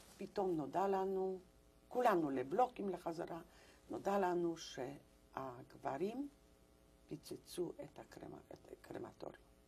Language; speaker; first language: Hebrew; non-native, fluent; Polish